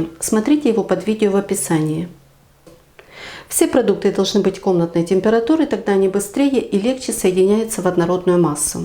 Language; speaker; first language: Russian; native; Russian